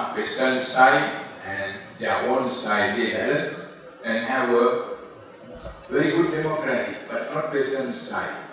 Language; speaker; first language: English; non-native, local second language; Sinhala